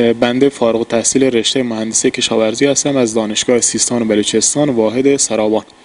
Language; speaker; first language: Persian; non-native, local second language; Baluchi